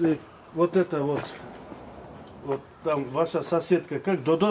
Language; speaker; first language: Russian; non-native, local second language; Turkish